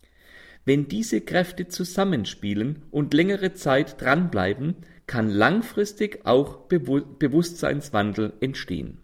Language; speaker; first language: German; native; German